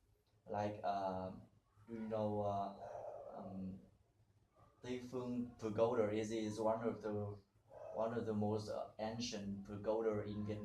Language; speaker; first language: English; non-native, learner; Vietnamese